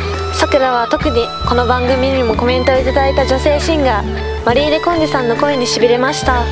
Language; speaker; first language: Japanese; native; Japanese